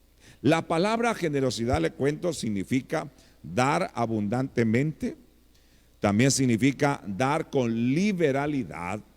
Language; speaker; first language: Spanish; native; Spanish